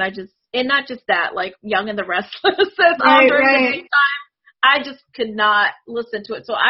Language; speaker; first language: English; early bilingual, other home language; Spanish